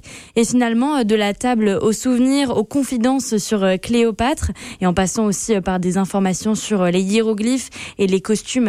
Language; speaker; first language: French; native; French